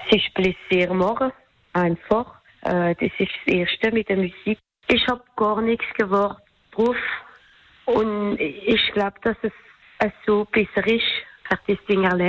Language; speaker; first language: German; non-native, local second language; French